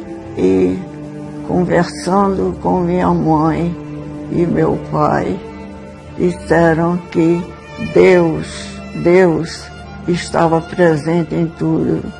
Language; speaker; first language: Portuguese; early bilingual, other home language; Swedish